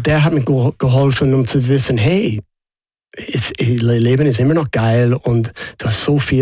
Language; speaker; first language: German; non-native, fluent; English